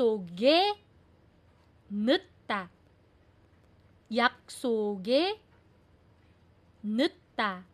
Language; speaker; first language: Korean; non-native, fluent; Filipino